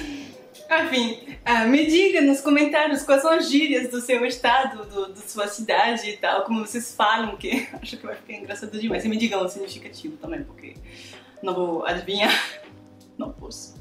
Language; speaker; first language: Portuguese; non-native, fluent; French